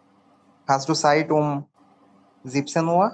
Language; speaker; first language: German; non-native, learner; Bangla